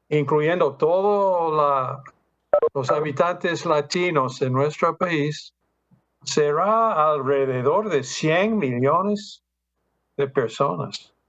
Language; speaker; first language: Spanish; non-native, fluent; English